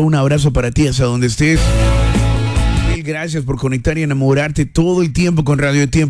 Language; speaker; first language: Spanish; native; Spanish